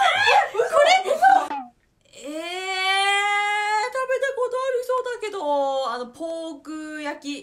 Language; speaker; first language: Japanese; non-native, fluent; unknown